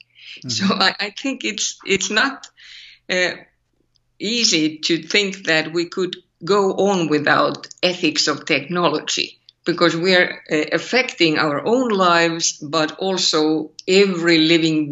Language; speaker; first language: English; non-native, fluent; Finnish